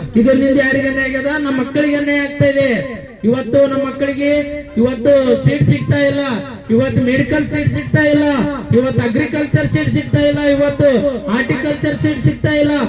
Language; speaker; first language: Kannada; native; Kannada